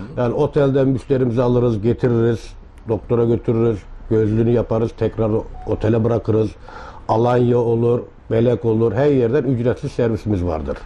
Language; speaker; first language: Turkish; early bilingual, heritage; Turkish